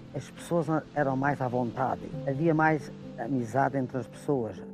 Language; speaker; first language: Portuguese; native; Portuguese